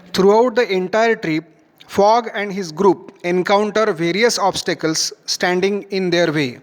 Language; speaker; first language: English; non-native, local second language; Marathi